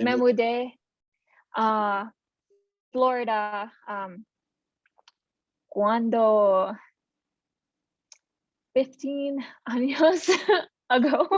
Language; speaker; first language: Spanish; non-native, learner; Filipino